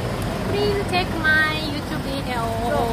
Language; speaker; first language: English; non-native, learner; Japanese